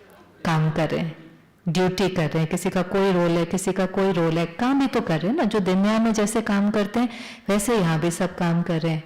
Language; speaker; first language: Hindi; native; Hindi